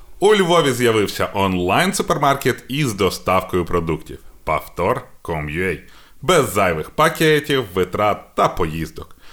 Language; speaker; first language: Ukrainian; non-native, local second language; Russian